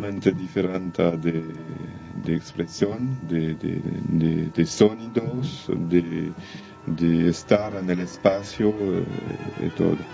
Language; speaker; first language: Spanish; non-native, learner; French